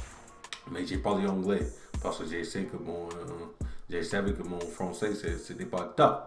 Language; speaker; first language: French; non-native, learner; English